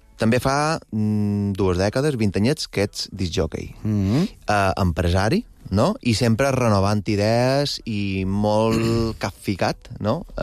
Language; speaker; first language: Catalan; native; Catalan